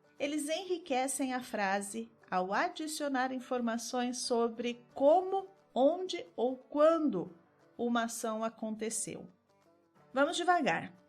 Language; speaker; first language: Portuguese; native; Portuguese